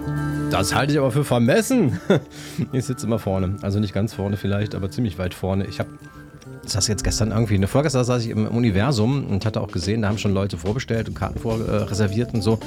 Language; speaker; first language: German; native; German